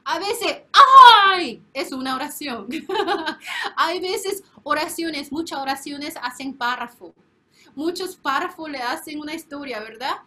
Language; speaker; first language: Spanish; non-native, fluent; Korean